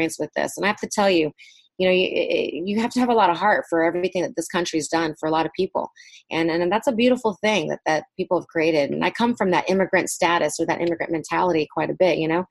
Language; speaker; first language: English; early bilingual, other home language; Vietnamese